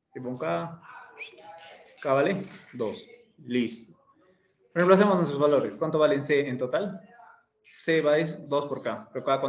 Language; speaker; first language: Spanish; native; Spanish